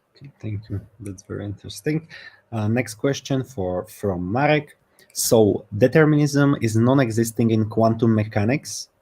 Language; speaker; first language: English; non-native, fluent; Slovak